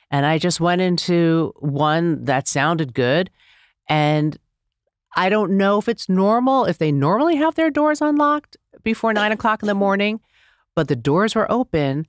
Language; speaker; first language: English; native; English